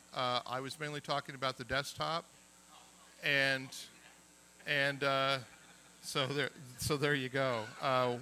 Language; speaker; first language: English; native; English